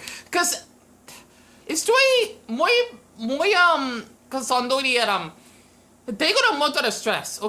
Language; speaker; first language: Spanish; non-native, learner; English